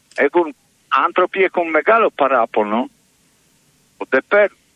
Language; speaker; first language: Greek; non-native, fluent; Polish